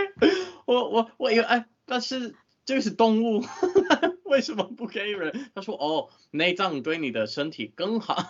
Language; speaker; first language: Chinese; non-native, fluent; English